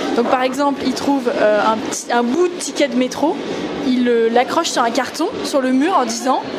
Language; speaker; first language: French; native; French